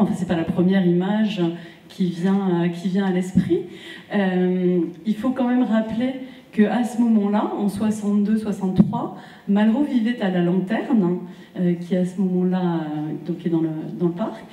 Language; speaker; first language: French; native; French